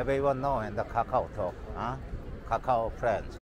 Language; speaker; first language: English; non-native, learner; Korean